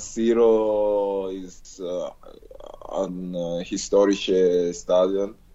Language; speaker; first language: German; non-native, learner; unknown